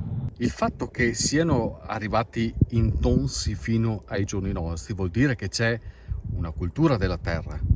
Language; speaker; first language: Italian; native; Italian